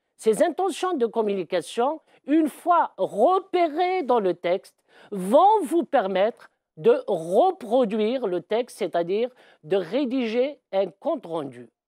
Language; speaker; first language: French; non-native, local second language; Arabic